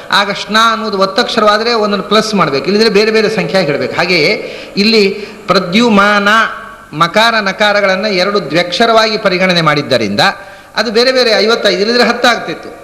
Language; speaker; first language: Kannada; non-native, local second language; Tulu